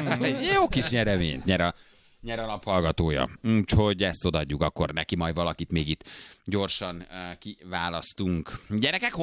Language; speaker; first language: Hungarian; native; Hungarian